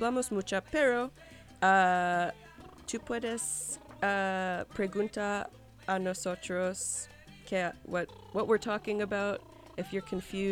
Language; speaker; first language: Spanish; non-native, learner; English